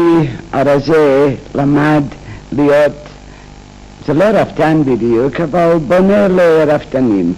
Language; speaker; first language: Hebrew; non-native, fluent; English